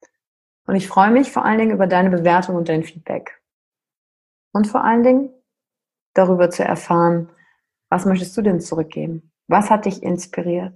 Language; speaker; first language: German; native; German